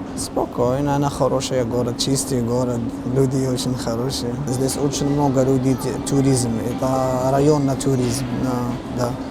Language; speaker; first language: Russian; non-native, learner; Arabic